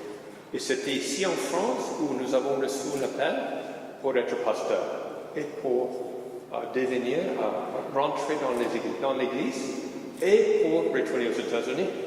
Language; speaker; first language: French; non-native, fluent; English